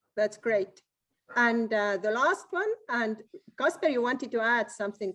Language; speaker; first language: English; non-native, fluent; Estonian